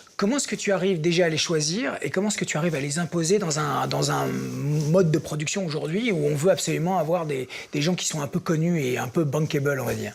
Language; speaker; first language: French; native; French